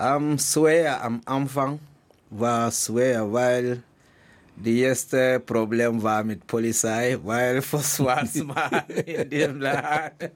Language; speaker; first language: German; non-native, learner; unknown